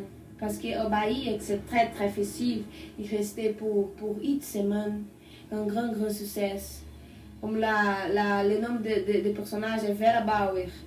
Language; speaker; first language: French; non-native, learner; Portuguese